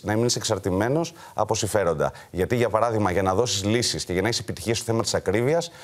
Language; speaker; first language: Greek; native; Greek